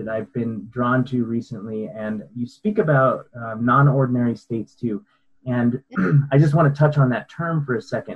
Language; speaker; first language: English; native; English